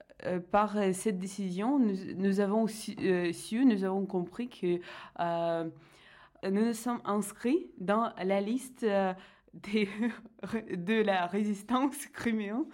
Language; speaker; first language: French; non-native, fluent; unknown